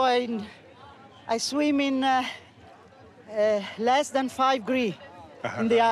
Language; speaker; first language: English; non-native, learner; Italian